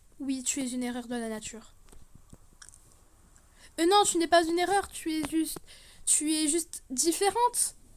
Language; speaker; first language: French; native; French